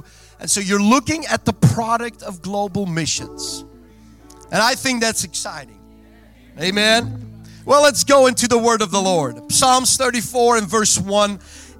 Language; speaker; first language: English; non-native, fluent; Dutch